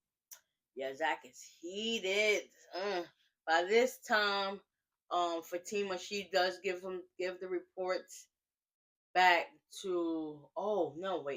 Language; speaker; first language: English; native; English